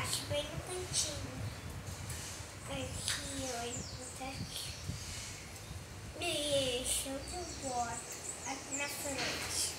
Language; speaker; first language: Portuguese; native; Portuguese